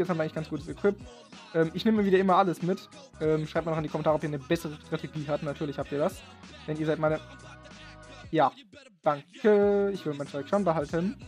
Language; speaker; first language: German; native; German